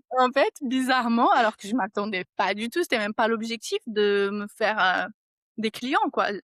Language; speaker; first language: French; non-native, fluent; Portuguese